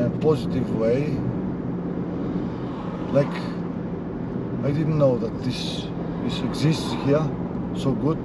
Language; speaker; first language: English; non-native, learner; Greek